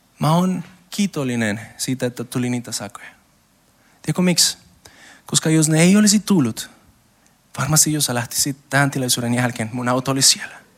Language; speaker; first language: Finnish; non-native, learner; Spanish